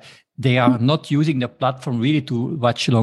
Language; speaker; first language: English; non-native, fluent; Dutch